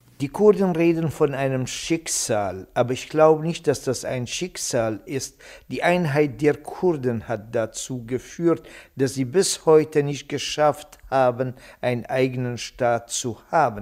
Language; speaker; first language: German; non-native, fluent; Kurdish